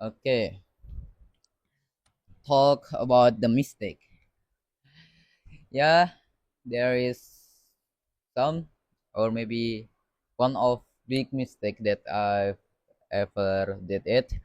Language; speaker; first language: English; non-native, learner; Indonesian